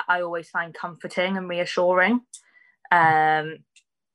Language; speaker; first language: English; native; English